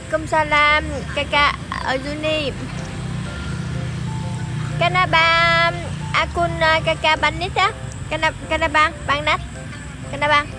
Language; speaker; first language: Indonesian; non-native, learner; Vietnamese